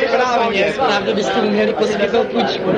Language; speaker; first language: Czech; native; Czech